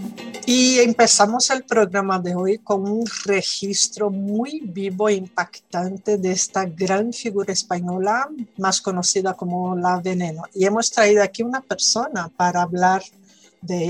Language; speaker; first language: Spanish; non-native, fluent; Portuguese